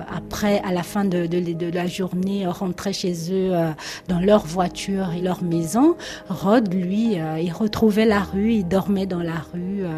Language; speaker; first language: French; non-native, local second language; Lingala